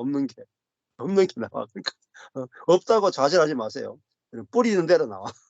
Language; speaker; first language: Korean; native; Korean